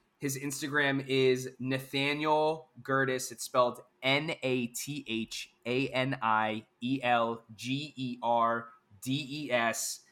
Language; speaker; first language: English; native; English